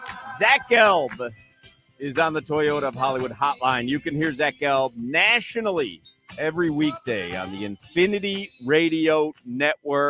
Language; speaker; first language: English; native; English